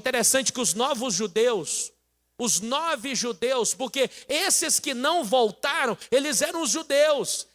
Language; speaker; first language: Portuguese; native; Portuguese